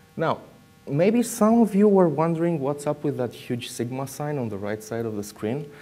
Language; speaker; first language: English; non-native, fluent; Romanian